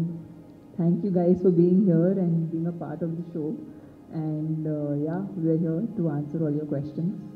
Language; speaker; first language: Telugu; non-native, fluent; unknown